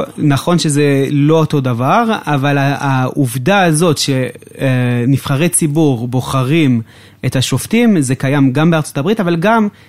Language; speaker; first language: Hebrew; non-native, fluent; French